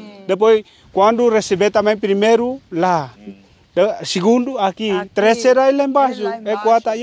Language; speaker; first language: Portuguese; non-native, learner; Vietnamese